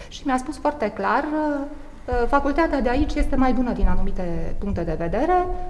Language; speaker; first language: Romanian; native; Romanian